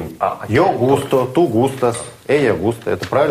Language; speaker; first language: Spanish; non-native, fluent; Russian